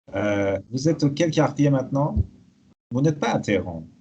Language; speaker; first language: French; non-native, fluent; Persian